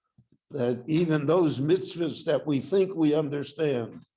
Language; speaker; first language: English; native; English